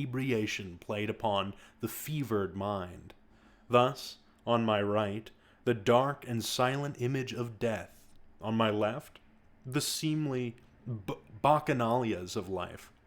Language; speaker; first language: English; native; English